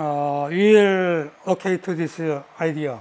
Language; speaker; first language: English; non-native, learner; Korean